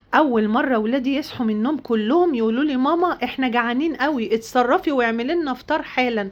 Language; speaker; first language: Arabic; native; Arabic